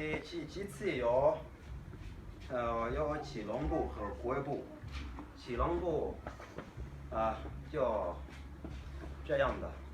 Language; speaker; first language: Chinese; non-native, learner; Kinyarwanda